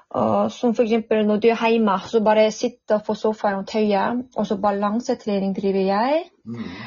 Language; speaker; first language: Norwegian; non-native, fluent; Korean